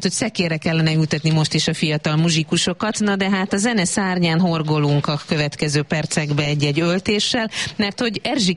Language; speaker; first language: Hungarian; native; Hungarian